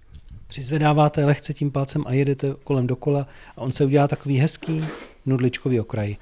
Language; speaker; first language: Czech; native; Czech